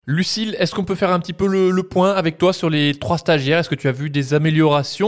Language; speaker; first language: French; native; French